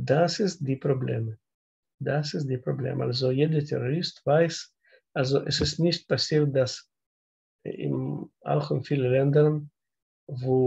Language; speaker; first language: German; non-native, learner; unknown